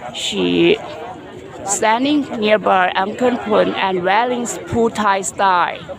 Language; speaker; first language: English; non-native, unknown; Thai